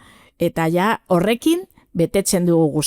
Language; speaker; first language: Basque; non-native, local second language; Spanish